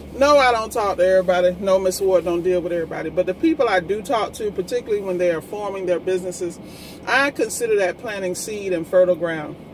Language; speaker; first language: English; native; English